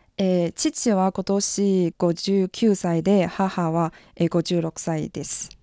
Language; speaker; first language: Japanese; non-native, fluent; Chinese